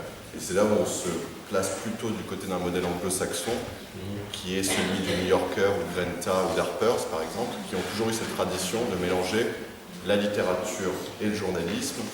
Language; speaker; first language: French; native; French